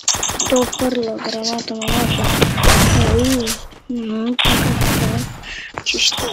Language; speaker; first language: Bulgarian; native; Bulgarian